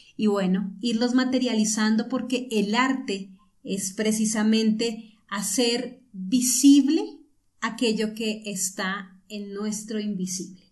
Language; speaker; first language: Spanish; native; Spanish